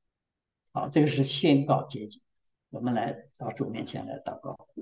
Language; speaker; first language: Chinese; native; Chinese